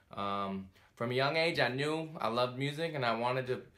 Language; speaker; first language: English; native; English